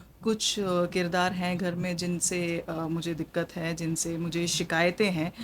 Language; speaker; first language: Hindi; native; Hindi